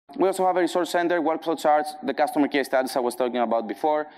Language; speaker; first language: English; non-native, fluent; Greek